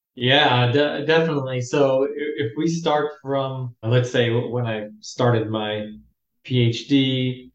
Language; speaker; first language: English; native; English